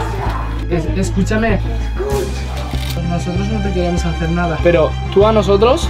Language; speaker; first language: Spanish; native; Spanish